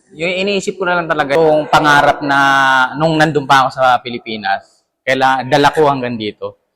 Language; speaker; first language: Filipino; native; Filipino